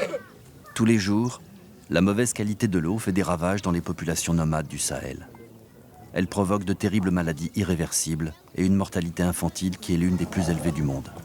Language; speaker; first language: French; native; French